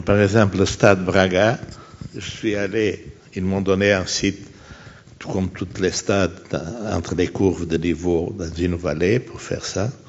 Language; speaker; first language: French; non-native, fluent; Portuguese